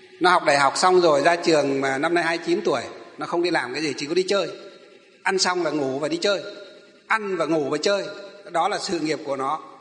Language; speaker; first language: Vietnamese; native; Vietnamese